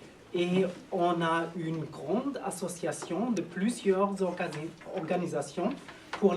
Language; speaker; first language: French; non-native, learner; German